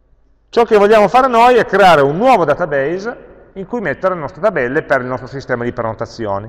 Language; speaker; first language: Italian; native; Italian